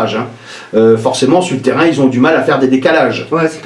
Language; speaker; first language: French; native; French